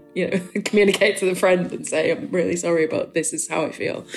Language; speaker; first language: English; native; English